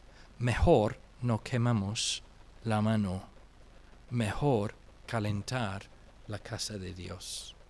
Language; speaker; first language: Spanish; non-native, fluent; English